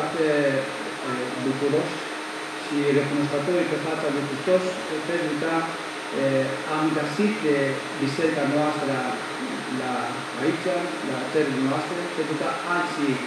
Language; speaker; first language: Romanian; non-native, learner; Greek